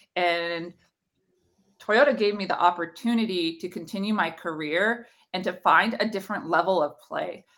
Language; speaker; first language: English; native; English